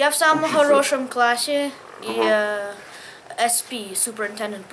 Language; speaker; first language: Russian; early bilingual, heritage; English